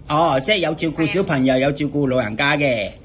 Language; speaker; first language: Cantonese; native; Cantonese